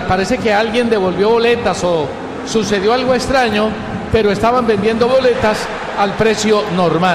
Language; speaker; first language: Spanish; native; Spanish